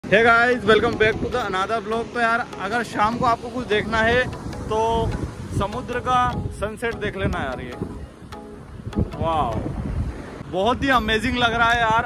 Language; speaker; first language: Hindi; native; Hindi